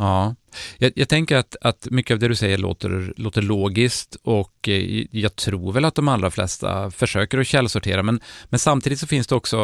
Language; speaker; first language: Swedish; native; Swedish